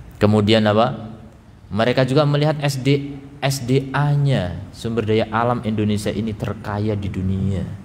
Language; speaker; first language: Indonesian; native; Indonesian